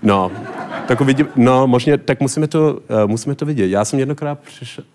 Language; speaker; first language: Czech; non-native, learner; English